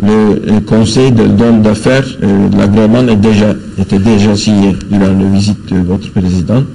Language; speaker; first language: French; non-native, fluent; Turkish